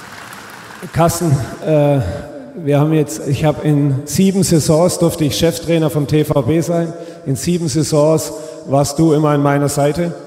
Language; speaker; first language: German; native; German